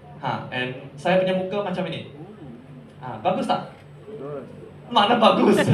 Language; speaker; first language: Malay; non-native, local second language; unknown